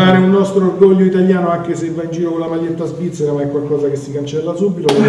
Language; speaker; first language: Italian; native; Italian